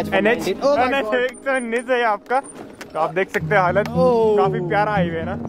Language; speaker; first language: Hindi; native; Hindi